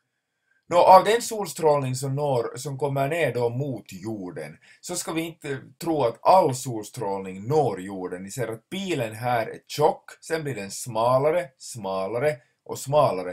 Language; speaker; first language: Swedish; native; Swedish